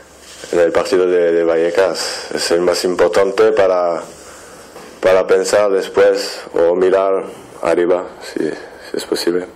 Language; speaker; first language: Spanish; non-native, fluent; French